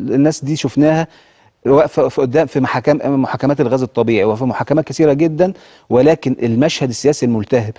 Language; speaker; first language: Arabic; native; Arabic